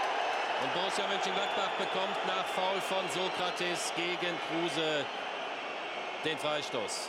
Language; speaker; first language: German; native; German